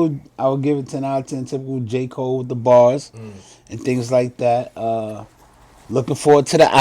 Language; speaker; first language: English; native; English